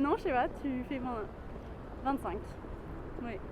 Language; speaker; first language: French; native; French